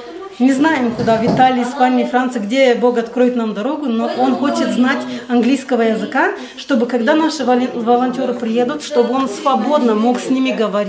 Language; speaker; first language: Russian; non-native, local second language; Gagauz